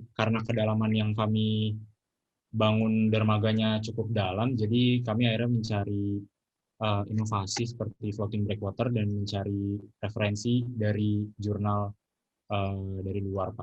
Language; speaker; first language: Indonesian; native; Indonesian